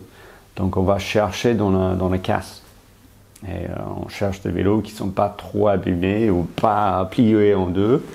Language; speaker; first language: French; non-native, fluent; English